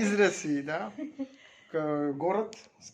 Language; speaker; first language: Russian; non-native, learner; Manipuri